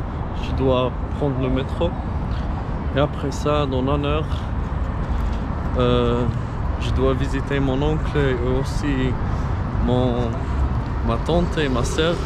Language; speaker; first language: French; non-native, learner; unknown